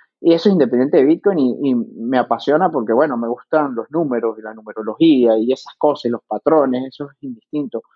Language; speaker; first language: Spanish; native; Spanish